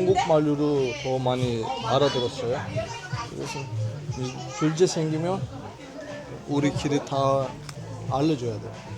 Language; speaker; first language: Korean; non-native, fluent; Turkish